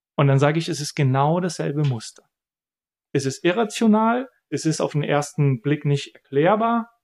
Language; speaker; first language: German; early bilingual, other home language; Bulgarian